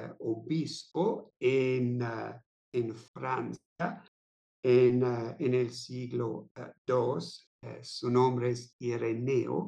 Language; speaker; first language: Spanish; non-native, fluent; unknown